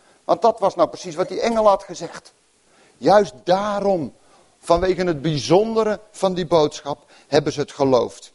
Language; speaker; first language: Dutch; native; Dutch